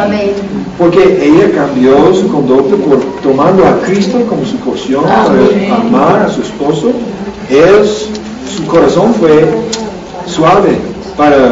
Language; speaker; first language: Spanish; non-native, learner; English